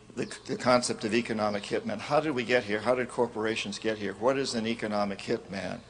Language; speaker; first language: English; native; English